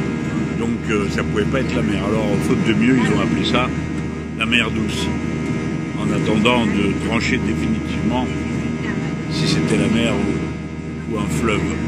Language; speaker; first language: French; native; French